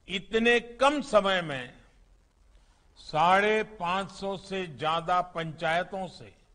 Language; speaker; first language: Hindi; non-native, local second language; Gujarati